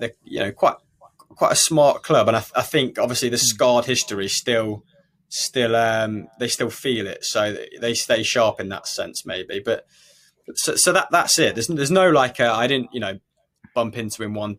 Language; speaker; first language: English; native; English